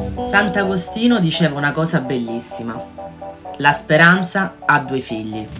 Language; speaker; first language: Italian; native; Italian